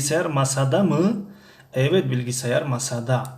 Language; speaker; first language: Turkish; non-native, fluent; Tajik